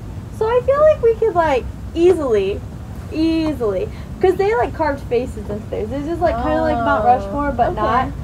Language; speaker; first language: English; native; English